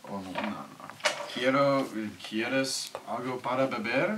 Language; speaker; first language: Spanish; non-native, learner; English